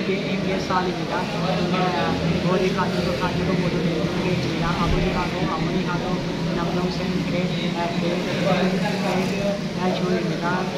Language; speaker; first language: Korean; non-native, learner; Urdu